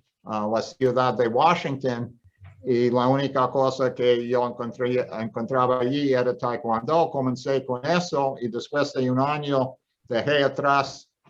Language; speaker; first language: Spanish; non-native, fluent; English